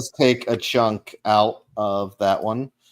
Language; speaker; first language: English; native; English